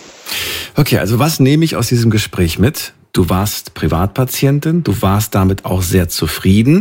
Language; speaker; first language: German; native; German